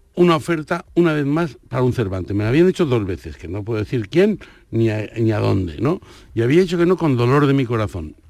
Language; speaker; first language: Spanish; native; Spanish